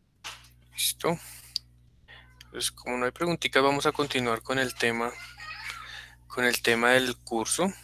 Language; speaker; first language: Spanish; native; Spanish